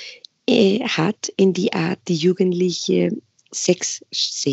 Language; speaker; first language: German; non-native, fluent; Spanish